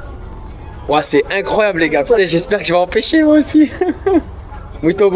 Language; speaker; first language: French; native; French